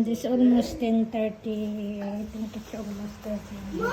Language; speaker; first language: English; non-native, learner; Filipino